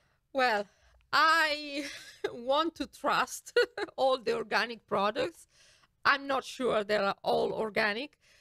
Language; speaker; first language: English; non-native, fluent; Italian